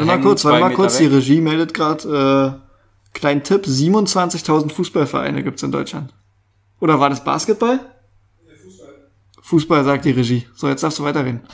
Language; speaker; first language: German; native; German